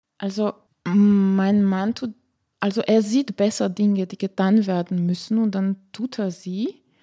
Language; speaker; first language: German; non-native, fluent; Slovenian